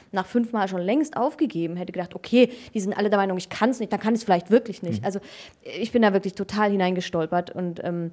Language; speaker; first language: German; native; German